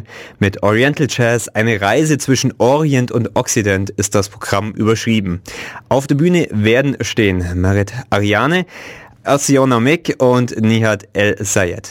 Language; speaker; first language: German; native; German